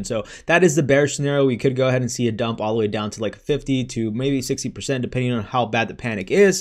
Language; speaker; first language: English; native; English